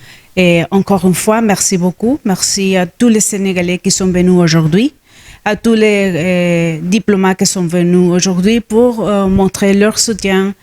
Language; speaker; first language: French; non-native, fluent; Spanish